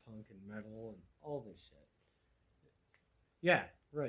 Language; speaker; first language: English; native; English